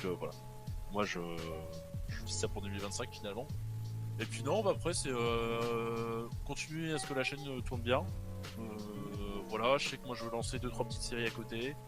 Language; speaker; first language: French; native; French